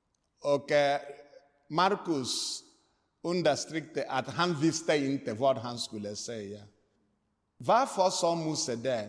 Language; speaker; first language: Swedish; non-native, fluent; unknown